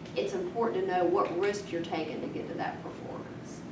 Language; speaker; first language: English; native; English